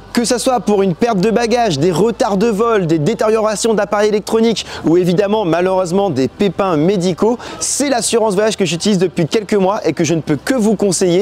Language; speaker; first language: French; native; French